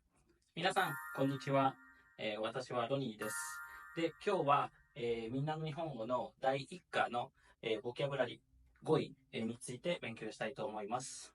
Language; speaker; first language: Japanese; non-native, fluent; Spanish